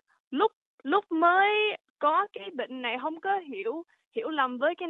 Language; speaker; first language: Vietnamese; early bilingual, heritage; Vietnamese